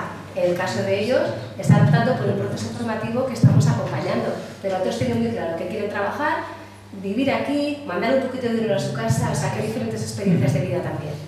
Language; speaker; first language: Spanish; native; Spanish